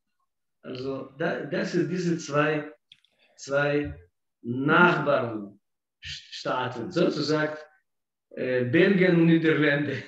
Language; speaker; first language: German; non-native, fluent; Russian